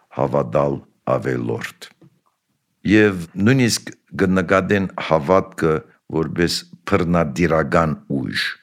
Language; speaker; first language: Armenian; early bilingual, heritage; Armenian